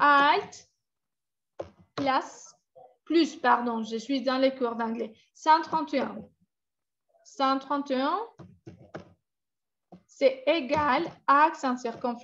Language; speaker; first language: French; non-native, fluent; Spanish